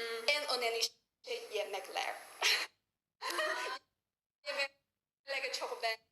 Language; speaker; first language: Turkish; non-native, learner; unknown